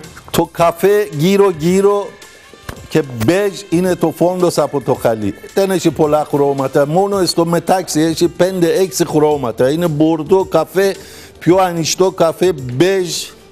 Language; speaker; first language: Greek; non-native, learner; Persian